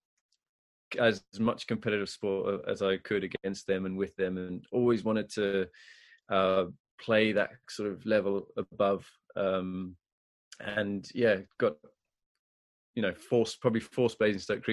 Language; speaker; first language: English; native; English